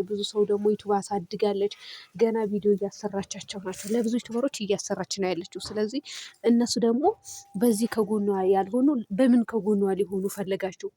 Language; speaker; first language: Amharic; non-native, local second language; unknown